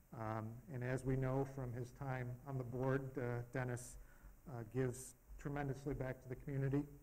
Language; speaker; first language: English; native; English